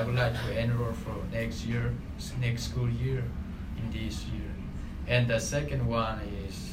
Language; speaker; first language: English; non-native, learner; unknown